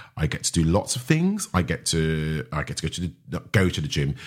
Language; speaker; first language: English; native; English